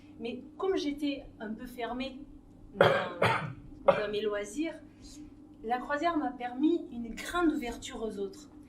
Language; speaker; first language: French; non-native, fluent; Portuguese